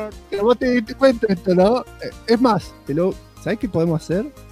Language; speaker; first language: Spanish; native; Spanish